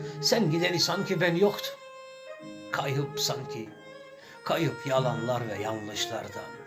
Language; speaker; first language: Turkish; native; Turkish